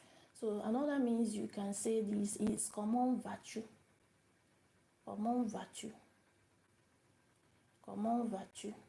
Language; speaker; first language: French; non-native, learner; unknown